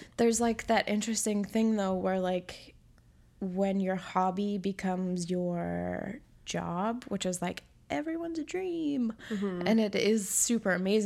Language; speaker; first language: English; native; English